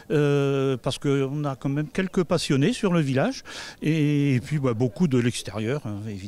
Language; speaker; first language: French; native; French